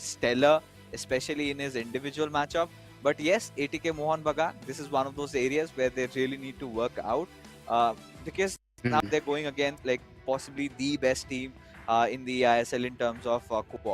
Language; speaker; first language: English; non-native, local second language; Hindi